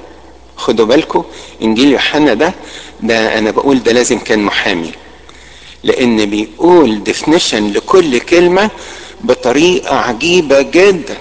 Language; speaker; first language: Arabic; native; Arabic